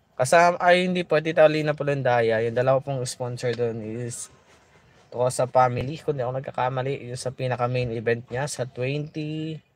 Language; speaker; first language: Filipino; native; Filipino